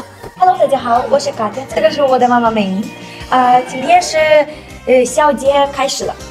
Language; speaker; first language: Chinese; non-native, learner; Ukrainian